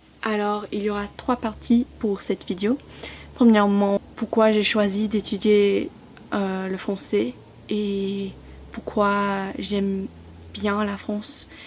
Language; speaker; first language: French; non-native, fluent; English